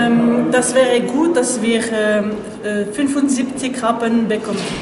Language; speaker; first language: German; non-native, local second language; French